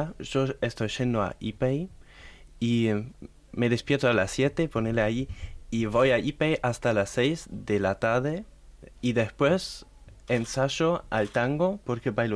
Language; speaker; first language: Spanish; non-native, fluent; German